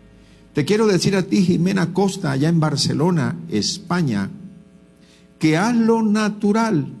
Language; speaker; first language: Spanish; native; Spanish